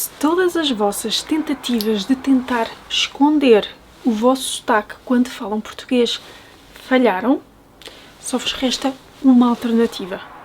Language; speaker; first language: Portuguese; native; Portuguese